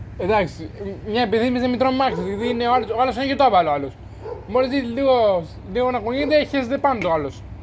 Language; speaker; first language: Greek; native; Greek